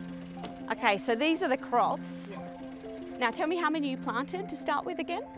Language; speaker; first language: English; native; English